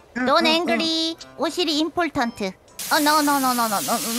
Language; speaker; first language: English; non-native, learner; Korean